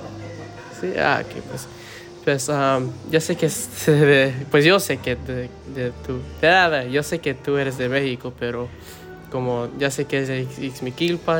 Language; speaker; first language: Spanish; early bilingual, heritage; Spanish